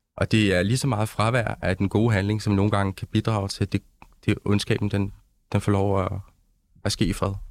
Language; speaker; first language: Danish; early bilingual, other home language; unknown